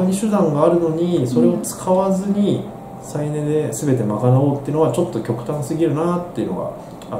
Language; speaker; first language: Japanese; native; Japanese